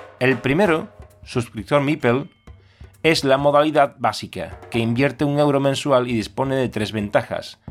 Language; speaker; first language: Spanish; native; Spanish